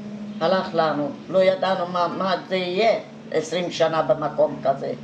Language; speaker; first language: Hebrew; non-native, fluent; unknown